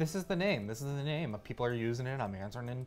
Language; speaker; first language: English; native; English